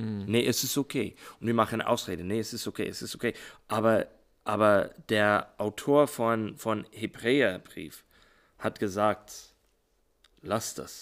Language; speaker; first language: German; non-native, learner; English